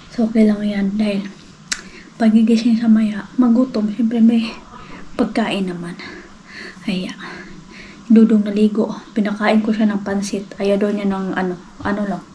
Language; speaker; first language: Filipino; non-native, local second language; Cebuano